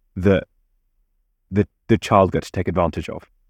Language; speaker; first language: English; native; English